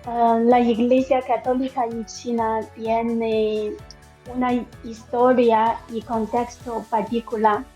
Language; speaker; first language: Spanish; non-native, learner; Chinese